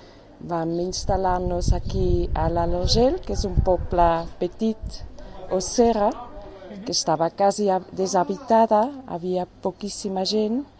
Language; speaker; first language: Catalan; non-native, fluent; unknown